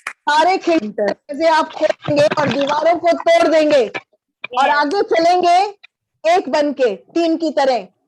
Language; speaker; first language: Hindi; native; Hindi